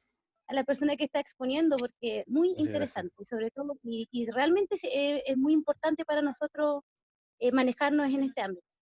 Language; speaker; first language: Spanish; native; Spanish